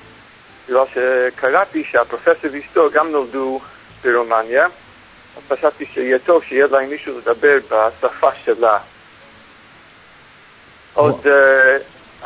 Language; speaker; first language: Hebrew; non-native, fluent; English